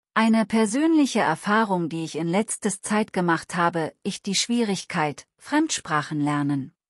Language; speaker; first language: German; non-native, learner; Telugu